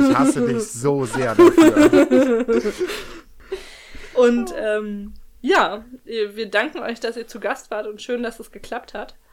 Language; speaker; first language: German; native; German